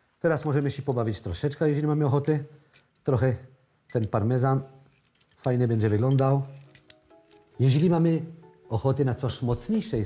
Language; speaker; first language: Polish; non-native, learner; French